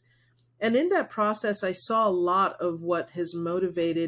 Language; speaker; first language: English; early bilingual, other home language; Spanish